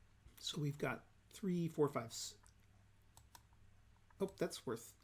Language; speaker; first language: English; native; English